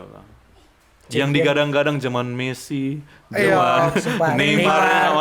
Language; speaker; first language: Indonesian; non-native, local second language; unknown